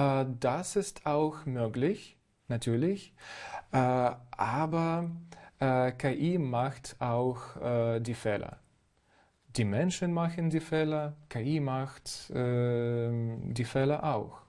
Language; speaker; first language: German; non-native, fluent; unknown